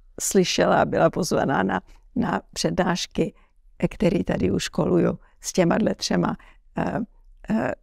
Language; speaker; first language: Czech; early bilingual, heritage; Czech